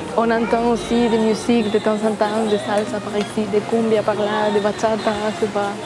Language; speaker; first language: French; non-native, fluent; Spanish